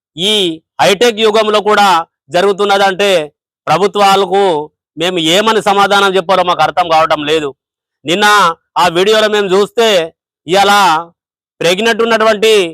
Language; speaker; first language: Telugu; non-native, local second language; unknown